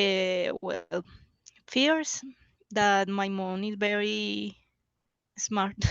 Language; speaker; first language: English; non-native, learner; Spanish